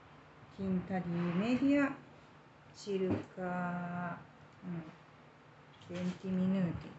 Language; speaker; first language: Italian; non-native, learner; Japanese